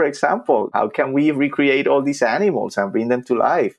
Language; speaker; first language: English; non-native, fluent; Spanish